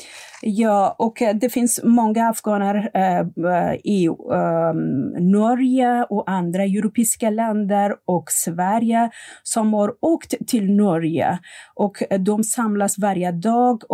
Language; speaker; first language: Swedish; non-native, fluent; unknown